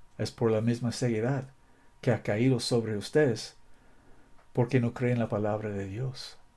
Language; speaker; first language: Spanish; non-native, fluent; English